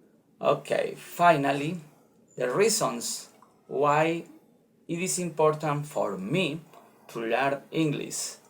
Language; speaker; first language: English; non-native, learner; Spanish